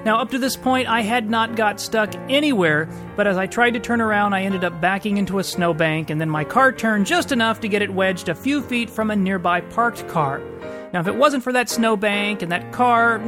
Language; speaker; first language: English; native; English